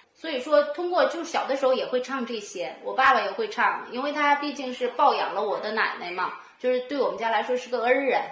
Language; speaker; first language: Chinese; native; Chinese